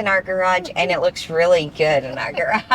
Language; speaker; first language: English; native; English